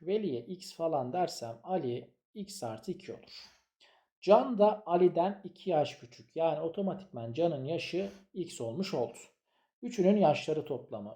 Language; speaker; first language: Turkish; native; Turkish